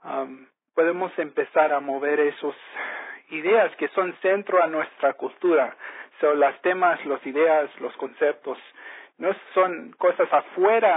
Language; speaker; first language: Spanish; early bilingual, heritage; Spanish